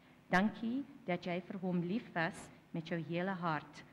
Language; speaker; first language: Afrikaans; non-native, fluent; English